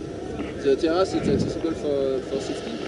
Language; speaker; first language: English; non-native, learner; French